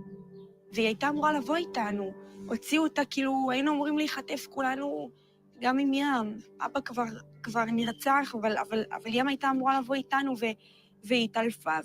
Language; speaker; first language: Hebrew; native; Hebrew